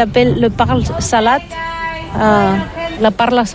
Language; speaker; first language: French; non-native, learner; Catalan